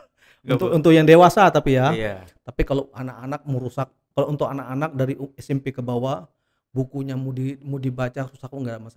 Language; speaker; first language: Indonesian; native; Indonesian